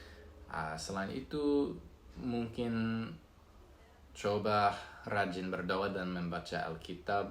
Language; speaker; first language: Indonesian; non-native, fluent; English